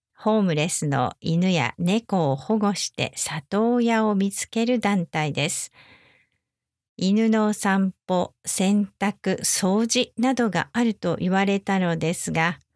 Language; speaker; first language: Japanese; native; Japanese